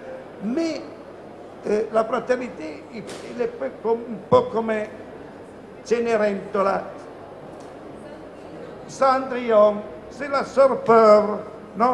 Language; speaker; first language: French; non-native, fluent; Italian